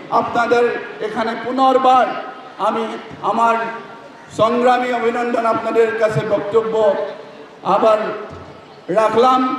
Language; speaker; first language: Bangla; non-native, learner; Assamese